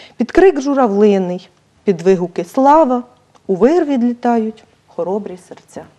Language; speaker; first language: Ukrainian; native; Ukrainian